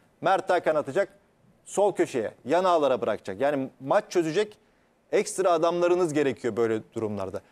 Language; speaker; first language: Turkish; native; Turkish